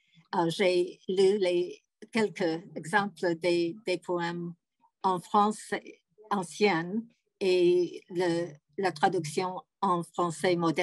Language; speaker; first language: French; non-native, fluent; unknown